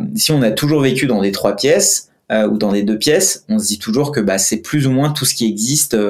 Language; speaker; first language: French; non-native, fluent; Hindi